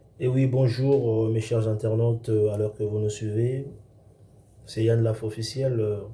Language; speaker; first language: French; non-native, local second language; Lingala